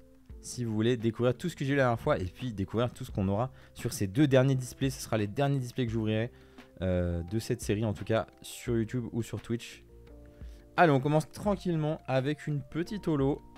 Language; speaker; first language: French; native; French